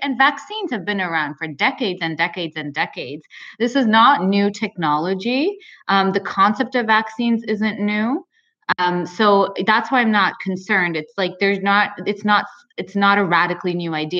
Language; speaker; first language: English; early bilingual, other home language; Punjabi